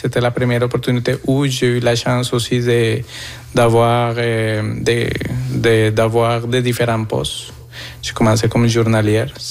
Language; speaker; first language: French; non-native, fluent; Spanish